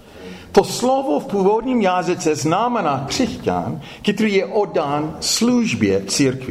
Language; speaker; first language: Czech; non-native, fluent; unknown